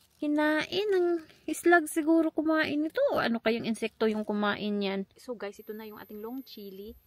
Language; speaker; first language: Filipino; non-native, local second language; Cebuano